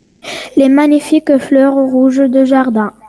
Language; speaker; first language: French; non-native, learner; Arabic